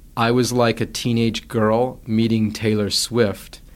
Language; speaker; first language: English; native; English